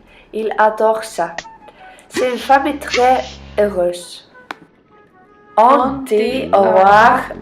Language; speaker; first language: French; non-native, learner; Icelandic